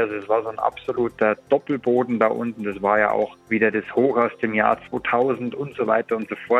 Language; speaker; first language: German; native; German